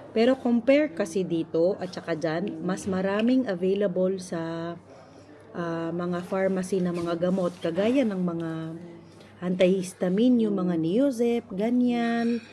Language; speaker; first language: Filipino; non-native, local second language; Pampanga